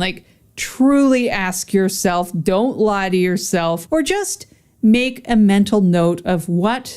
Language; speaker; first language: English; native; English